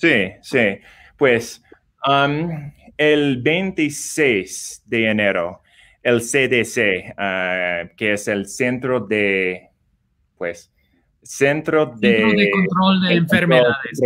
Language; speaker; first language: Spanish; non-native, learner; English